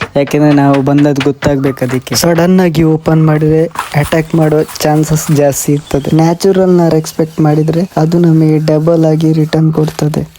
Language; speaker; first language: Kannada; non-native, local second language; Tulu